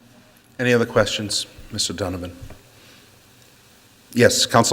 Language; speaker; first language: English; native; English